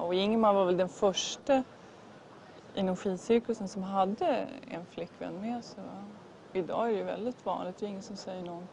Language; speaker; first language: Swedish; native; Swedish